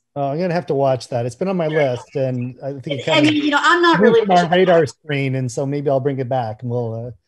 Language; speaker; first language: English; native; English